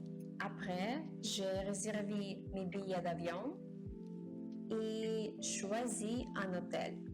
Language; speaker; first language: French; non-native, learner; Japanese